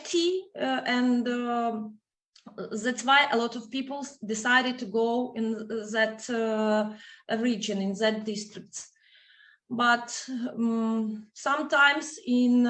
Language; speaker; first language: English; non-native, fluent; Ukrainian